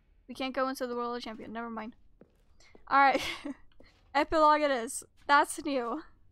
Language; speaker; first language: English; non-native, fluent; Swedish